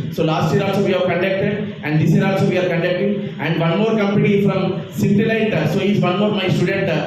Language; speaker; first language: English; non-native, local second language; Telugu